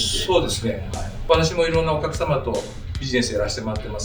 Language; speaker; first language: Japanese; native; Japanese